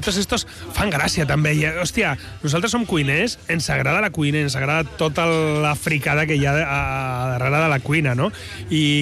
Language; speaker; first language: Catalan; non-native, local second language; Spanish